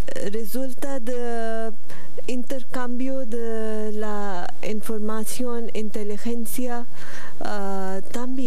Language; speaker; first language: Spanish; non-native, learner; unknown